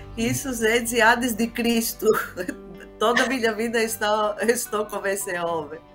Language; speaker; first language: Portuguese; non-native, fluent; Greek